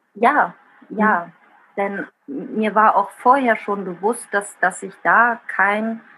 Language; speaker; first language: German; early bilingual, other home language; Italian